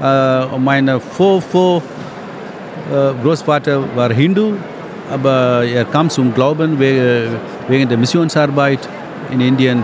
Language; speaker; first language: German; non-native, fluent; Tamil